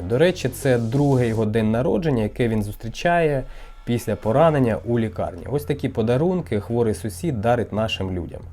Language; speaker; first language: Ukrainian; non-native, local second language; Russian